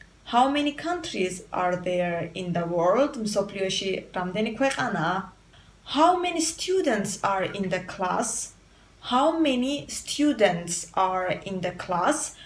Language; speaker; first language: English; non-native, fluent; Georgian